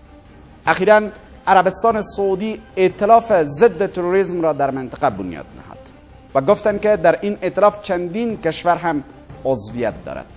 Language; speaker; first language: Persian; native; Persian